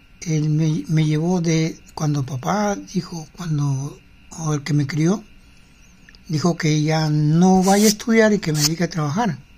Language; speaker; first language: Spanish; native; Spanish